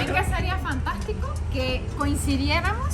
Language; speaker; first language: Spanish; native; Spanish